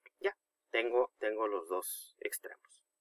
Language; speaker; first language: Spanish; native; Spanish